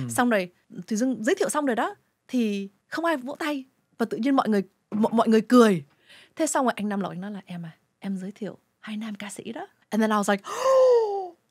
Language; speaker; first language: Vietnamese; early bilingual, heritage; Vietnamese